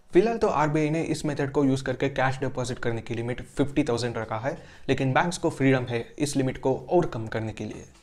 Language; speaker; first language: Hindi; non-native, local second language; Kannada